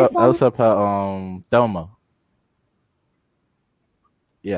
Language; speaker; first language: French; non-native, learner; English